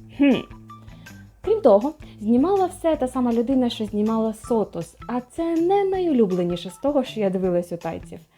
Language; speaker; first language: Ukrainian; non-native, local second language; Russian